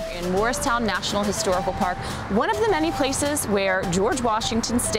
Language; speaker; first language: English; native; English